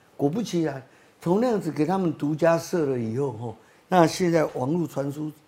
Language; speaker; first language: Chinese; native; Chinese